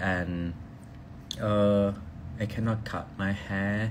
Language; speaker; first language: English; non-native, learner; Thai